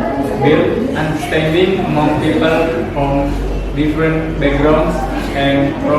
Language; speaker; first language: English; non-native, learner; Indonesian